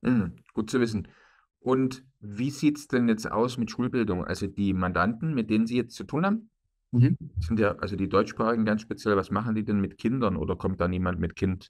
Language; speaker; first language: German; native; German